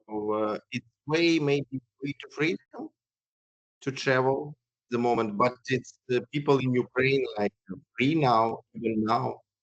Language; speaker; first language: English; non-native, fluent; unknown